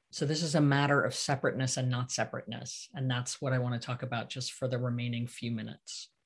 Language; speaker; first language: English; native; English